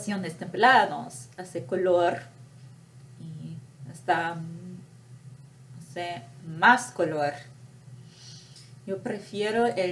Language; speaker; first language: Spanish; non-native, fluent; English